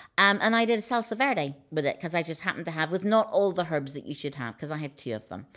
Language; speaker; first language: English; native; English